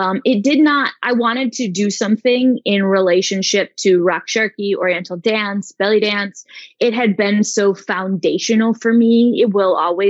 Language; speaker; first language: English; native; English